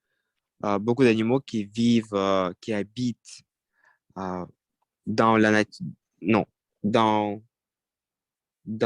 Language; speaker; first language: French; non-native, learner; Russian